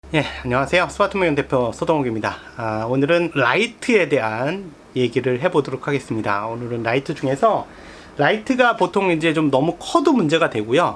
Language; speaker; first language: Korean; native; Korean